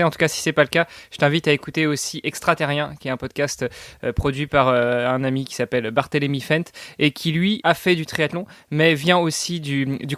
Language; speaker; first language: French; native; French